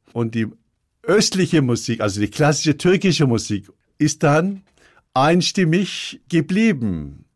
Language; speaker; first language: German; early bilingual, other home language; Turkish